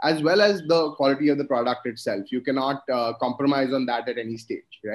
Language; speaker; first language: English; non-native, local second language; Hindi